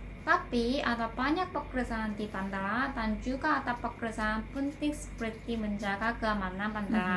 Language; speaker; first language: Indonesian; non-native, learner; Korean